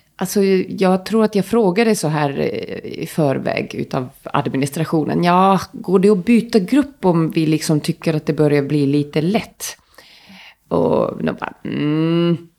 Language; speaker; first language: Swedish; native; Swedish